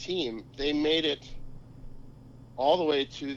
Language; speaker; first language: English; native; English